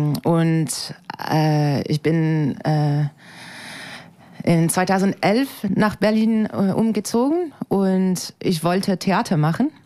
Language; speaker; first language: German; non-native, fluent; French